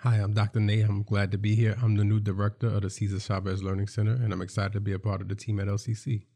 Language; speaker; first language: English; native; English